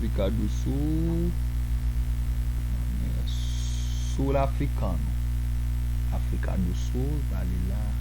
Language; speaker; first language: Portuguese; non-native, fluent; Haitian Creole